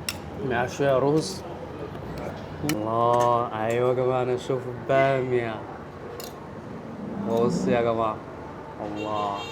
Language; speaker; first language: Arabic; non-native, fluent; Chinese